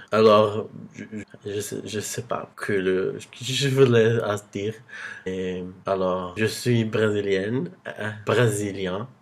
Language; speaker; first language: French; non-native, learner; Portuguese